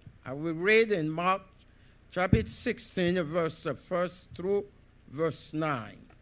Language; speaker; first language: English; non-native, fluent; Haitian Creole